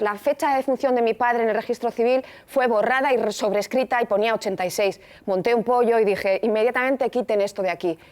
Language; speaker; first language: Spanish; native; Spanish